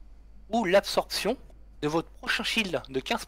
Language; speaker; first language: French; native; French